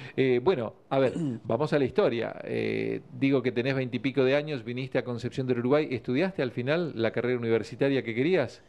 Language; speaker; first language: Spanish; native; Spanish